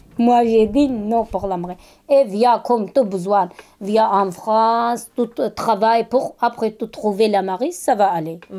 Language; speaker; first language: French; non-native, learner; Kurdish